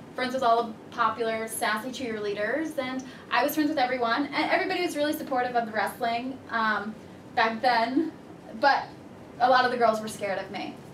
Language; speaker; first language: English; native; English